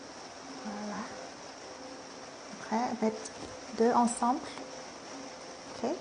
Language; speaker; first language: French; non-native, learner; Thai